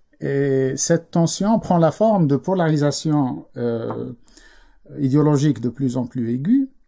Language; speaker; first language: French; non-native, local second language; Arabic